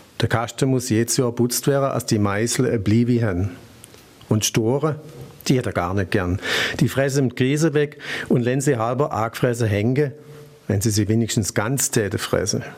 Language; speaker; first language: German; native; German